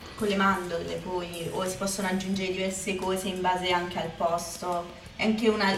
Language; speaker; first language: Italian; native; Italian